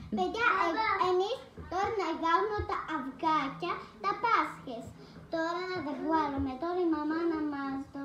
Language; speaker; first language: Greek; early bilingual, heritage; Greek